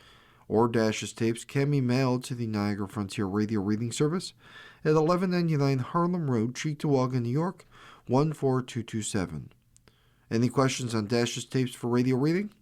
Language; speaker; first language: English; native; English